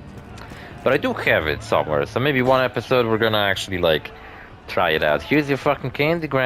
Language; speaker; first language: English; non-native, fluent; Polish